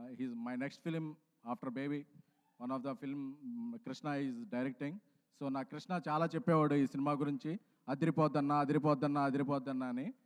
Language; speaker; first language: Telugu; native; Telugu